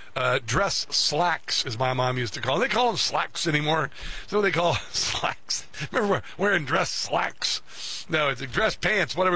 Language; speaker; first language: English; native; English